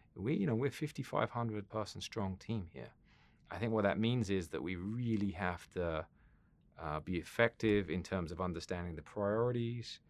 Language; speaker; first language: English; native; English